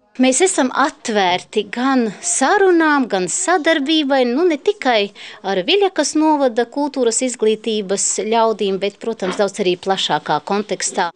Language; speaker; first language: Latvian; native; Latvian